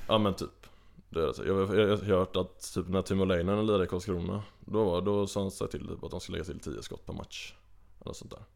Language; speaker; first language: Swedish; native; Swedish